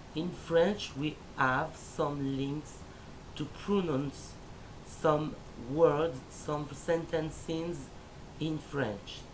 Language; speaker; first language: English; non-native, learner; French